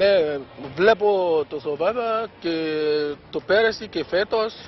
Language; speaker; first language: Greek; non-native, fluent; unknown